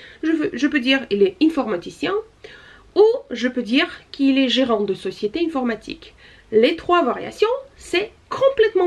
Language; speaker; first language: French; non-native, fluent; Russian